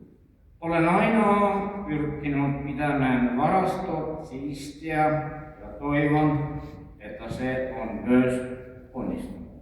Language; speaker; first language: Finnish; non-native, local second language; Estonian